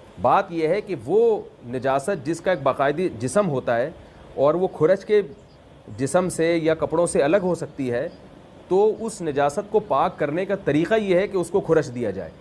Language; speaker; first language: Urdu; native; Urdu